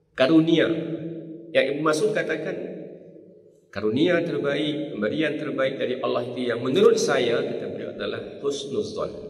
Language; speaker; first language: Malay; non-native, local second language; Minangkabau